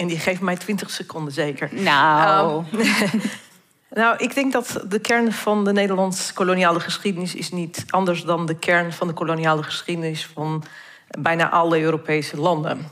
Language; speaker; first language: Dutch; non-native, fluent; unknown